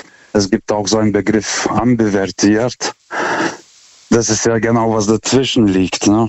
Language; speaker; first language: German; non-native, fluent; Lithuanian